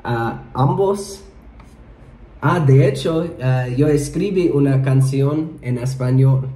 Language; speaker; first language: Spanish; non-native, learner; English